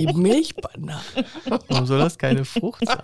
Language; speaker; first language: German; native; German